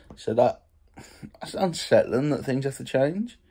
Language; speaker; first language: English; native; English